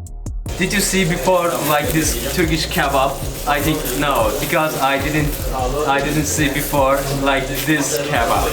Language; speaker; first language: English; non-native, learner; Turkish